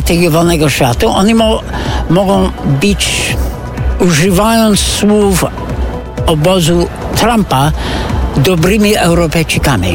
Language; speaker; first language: Polish; non-native, fluent; English